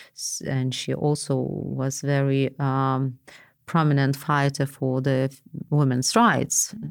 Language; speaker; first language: English; non-native, fluent; Lithuanian